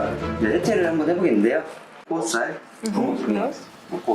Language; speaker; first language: Korean; native; Korean